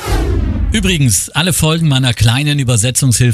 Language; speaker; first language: German; native; German